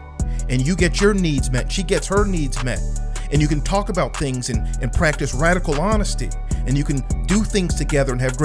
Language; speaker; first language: English; native; English